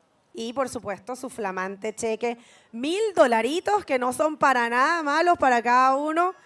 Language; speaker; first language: Spanish; native; Spanish